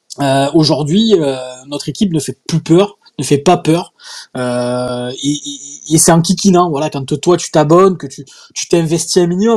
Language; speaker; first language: French; native; French